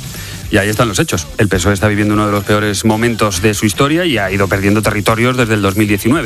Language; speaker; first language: Spanish; native; Spanish